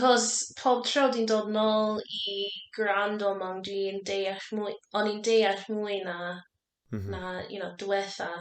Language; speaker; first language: Welsh; non-native, learner; English